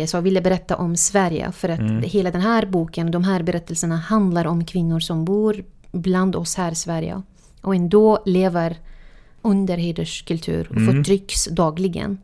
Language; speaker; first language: Swedish; non-native, fluent; Arabic